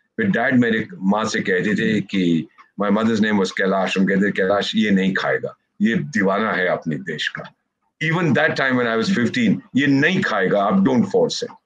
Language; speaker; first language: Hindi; native; Hindi